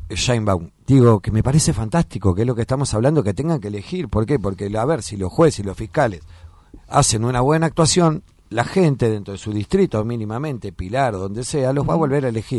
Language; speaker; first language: Spanish; native; Spanish